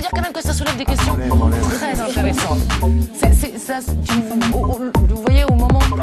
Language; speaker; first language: French; native; French